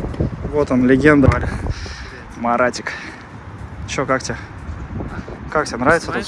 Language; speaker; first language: Russian; native; Russian